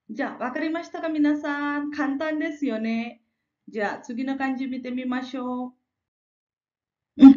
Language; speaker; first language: Japanese; non-native, fluent; Marathi